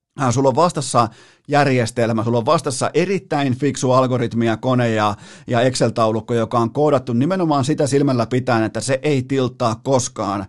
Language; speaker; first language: Finnish; native; Finnish